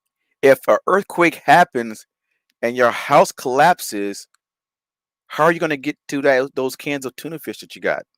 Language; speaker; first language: English; native; English